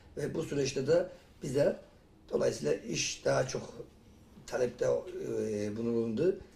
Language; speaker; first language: Turkish; native; Turkish